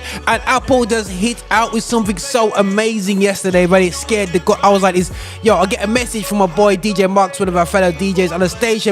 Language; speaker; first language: English; native; English